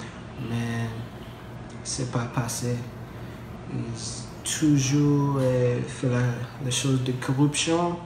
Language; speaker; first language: French; non-native, learner; English